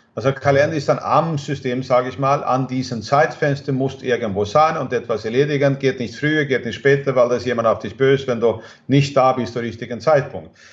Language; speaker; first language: German; non-native, fluent; Swedish